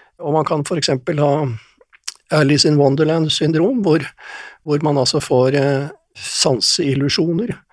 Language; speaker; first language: Norwegian; native; Norwegian